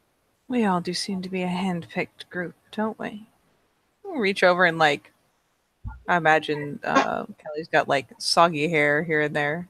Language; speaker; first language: English; native; English